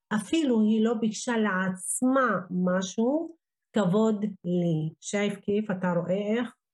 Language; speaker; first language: Hebrew; non-native, local second language; Arabic